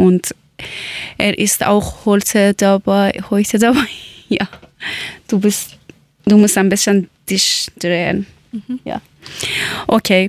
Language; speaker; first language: German; non-native, learner; Persian